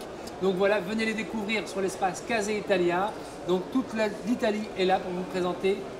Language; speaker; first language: French; native; French